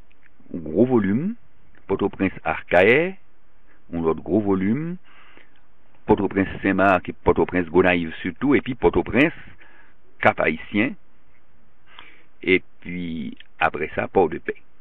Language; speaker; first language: French; non-native, local second language; Haitian Creole